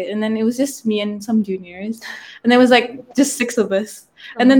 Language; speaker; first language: English; non-native, fluent; Malay